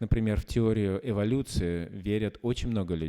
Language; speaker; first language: Russian; native; Russian